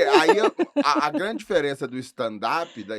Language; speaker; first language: Portuguese; native; Portuguese